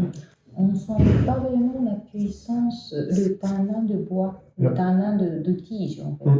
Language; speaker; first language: French; non-native, fluent; Japanese